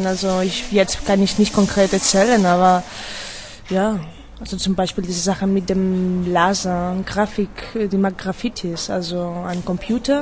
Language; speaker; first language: German; non-native, fluent; Spanish